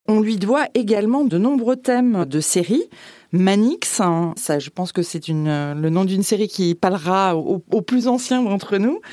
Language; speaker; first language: French; native; French